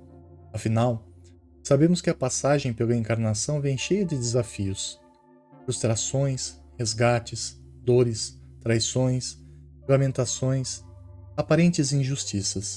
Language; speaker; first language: Portuguese; native; Portuguese